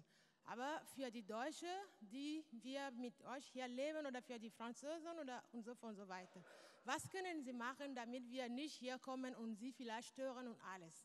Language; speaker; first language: German; non-native, learner; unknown